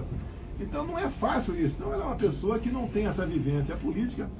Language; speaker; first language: Portuguese; native; Portuguese